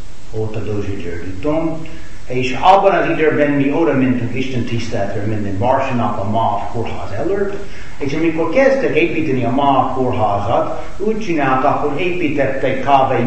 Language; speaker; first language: Hungarian; non-native, fluent; English